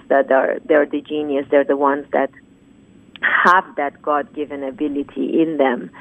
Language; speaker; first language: English; non-native, fluent; Persian